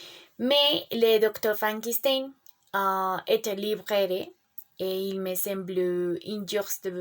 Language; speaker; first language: French; non-native, learner; Spanish